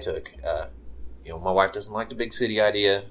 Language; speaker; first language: English; native; English